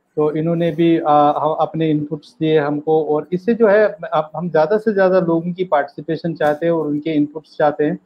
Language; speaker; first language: Hindi; native; Hindi